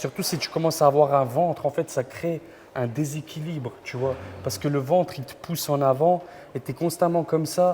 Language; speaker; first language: French; native; French